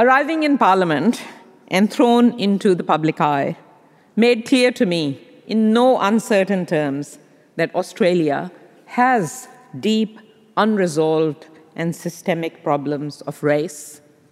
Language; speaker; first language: English; non-native, local second language; Urdu